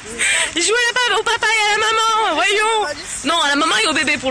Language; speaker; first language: French; native; French